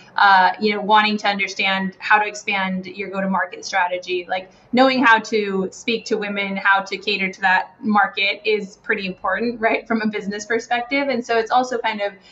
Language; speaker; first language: English; non-native, fluent; Spanish